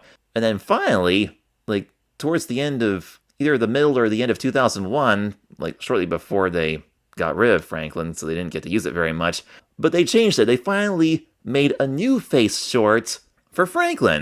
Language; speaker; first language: English; native; English